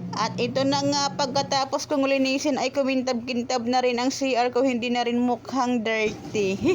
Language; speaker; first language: Filipino; non-native, local second language; Waray